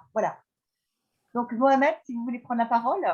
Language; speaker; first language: French; native; French